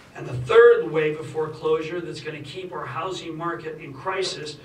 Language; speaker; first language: English; native; English